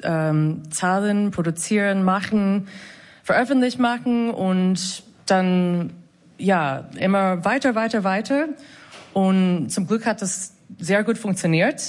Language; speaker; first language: German; non-native, fluent; English